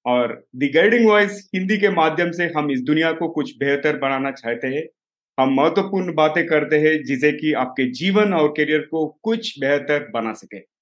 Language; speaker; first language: Hindi; non-native, local second language; Telugu